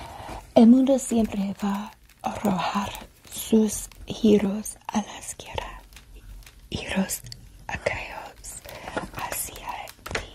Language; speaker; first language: Spanish; non-native, learner; English